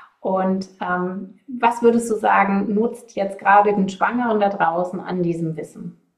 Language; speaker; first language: German; native; German